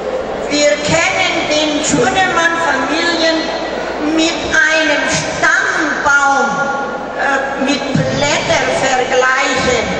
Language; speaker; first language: German; early bilingual, heritage; German